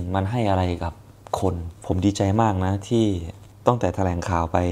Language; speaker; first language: Thai; native; Thai